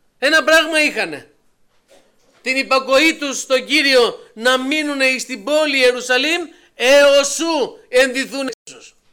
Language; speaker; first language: Greek; native; Greek